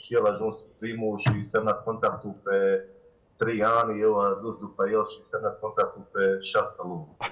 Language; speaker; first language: Romanian; non-native, learner; Bosnian